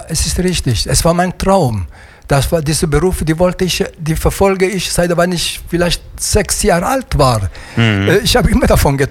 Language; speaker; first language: German; non-native, fluent; Italian